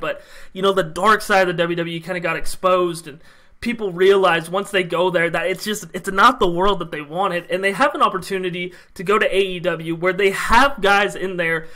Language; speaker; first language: English; native; English